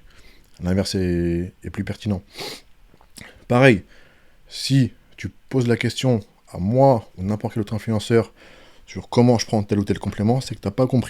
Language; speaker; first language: French; native; French